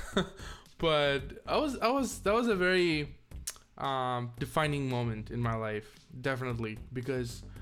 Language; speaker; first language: English; non-native, local second language; Tamil